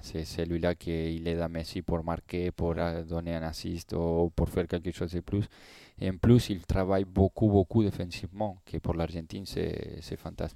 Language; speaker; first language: French; non-native, learner; Spanish